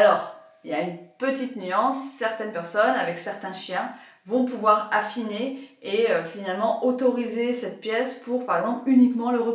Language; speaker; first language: French; native; French